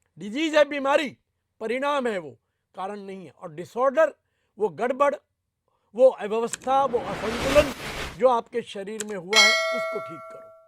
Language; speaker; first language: Hindi; native; Hindi